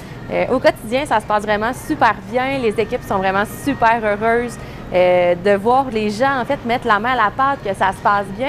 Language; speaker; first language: French; native; French